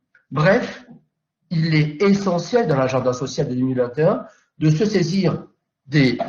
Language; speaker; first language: French; native; French